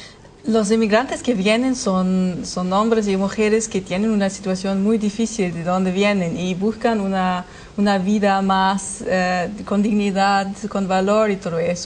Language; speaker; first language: Spanish; non-native, fluent; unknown